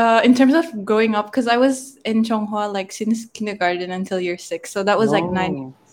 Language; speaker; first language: English; non-native, fluent; Malay